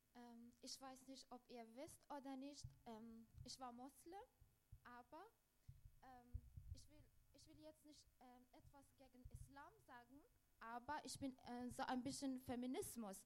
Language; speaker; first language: German; non-native, learner; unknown